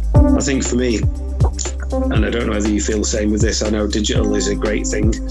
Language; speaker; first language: English; native; English